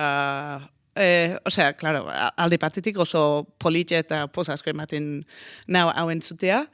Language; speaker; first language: Basque; non-native, fluent; Danish